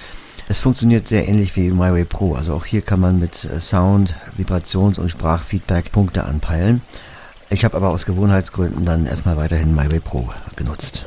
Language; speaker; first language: German; native; German